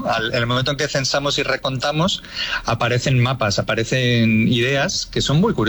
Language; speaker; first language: Spanish; native; Spanish